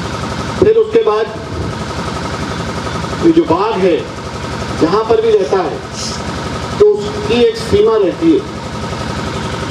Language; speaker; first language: Hindi; native; Hindi